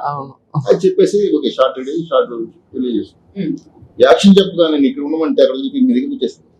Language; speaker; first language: Telugu; native; Telugu